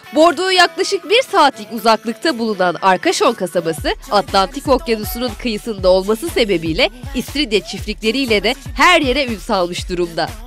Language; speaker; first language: Turkish; native; Turkish